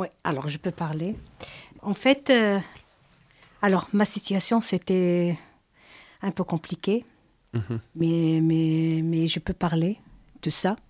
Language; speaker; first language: French; non-native, learner; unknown